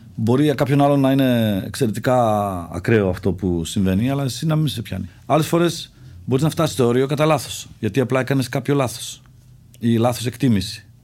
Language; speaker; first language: Greek; early bilingual, other home language; Czech